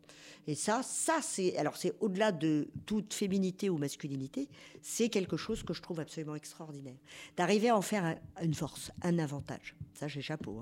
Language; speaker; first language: French; native; French